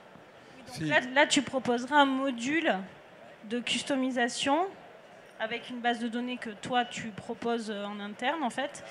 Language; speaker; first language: French; native; French